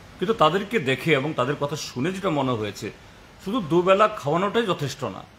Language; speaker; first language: Bangla; non-native, local second language; Konkani